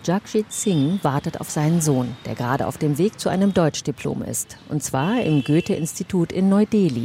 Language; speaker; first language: German; native; German